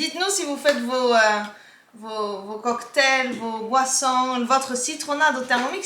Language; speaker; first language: French; native; French